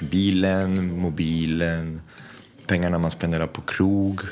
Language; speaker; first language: Swedish; non-native, fluent; French